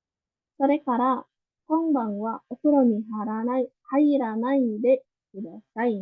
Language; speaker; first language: Japanese; non-native, fluent; Indonesian